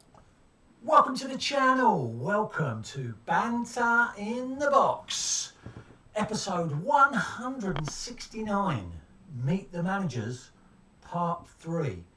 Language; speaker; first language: English; native; English